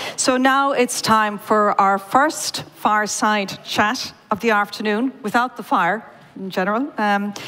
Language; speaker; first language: English; native; English